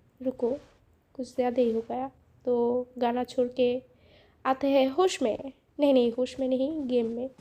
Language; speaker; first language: Hindi; non-native, fluent; Bangla